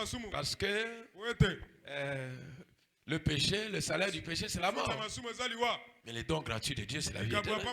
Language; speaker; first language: French; non-native, local second language; Lingala